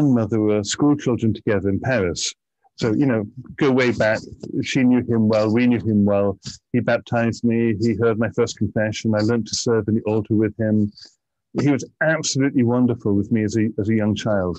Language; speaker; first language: English; native; English